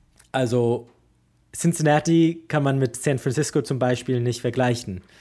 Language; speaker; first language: German; non-native, fluent; English